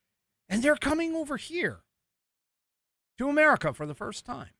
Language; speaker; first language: English; native; English